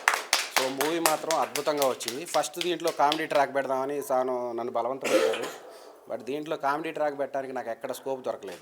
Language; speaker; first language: Telugu; native; Telugu